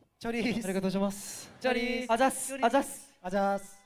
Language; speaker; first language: Japanese; non-native, learner; Korean